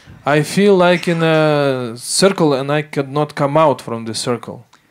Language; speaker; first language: English; non-native, fluent; Lithuanian